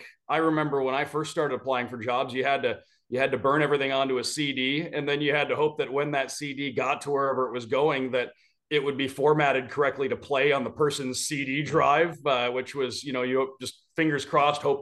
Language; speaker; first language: English; native; English